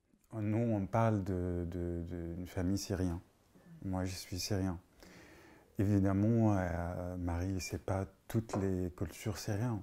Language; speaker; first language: French; non-native, fluent; Arabic